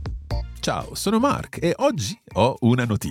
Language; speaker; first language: Italian; non-native, fluent; English